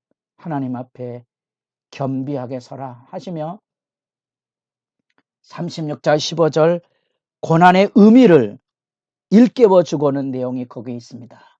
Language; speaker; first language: Korean; native; Korean